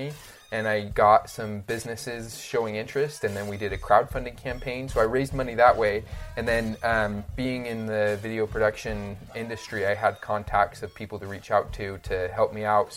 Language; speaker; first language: English; native; English